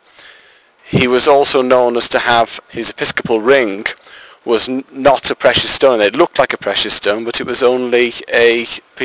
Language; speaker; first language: English; native; English